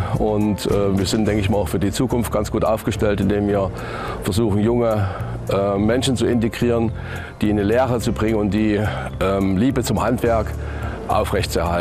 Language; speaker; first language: German; native; German